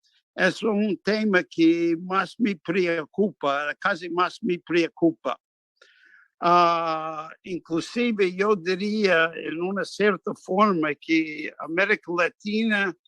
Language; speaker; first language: Spanish; non-native, fluent; English